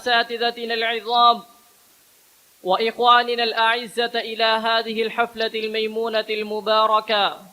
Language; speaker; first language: Arabic; non-native, learner; Urdu